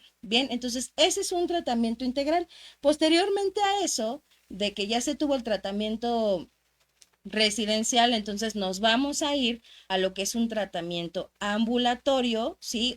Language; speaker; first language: Spanish; native; Spanish